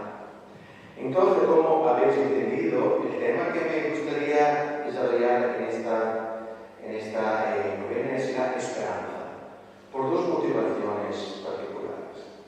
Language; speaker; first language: Spanish; non-native, fluent; Italian